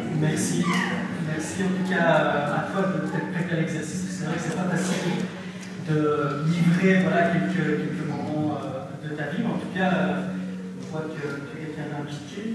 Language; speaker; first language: French; native; French